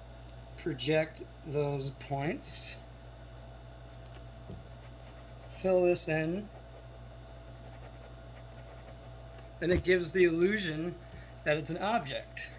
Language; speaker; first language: English; native; English